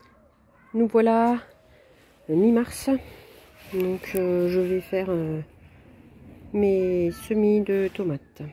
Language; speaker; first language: French; native; French